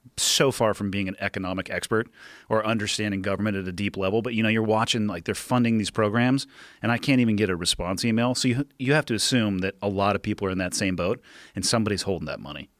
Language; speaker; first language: English; native; English